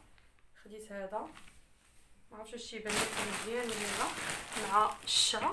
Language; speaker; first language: Arabic; native; Arabic